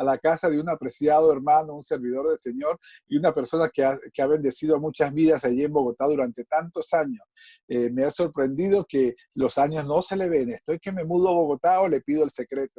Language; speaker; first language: Spanish; native; Spanish